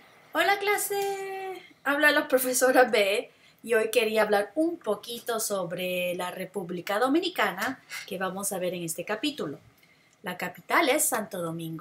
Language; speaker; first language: Spanish; non-native, fluent; English